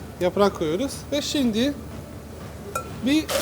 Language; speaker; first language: Turkish; non-native, learner; Italian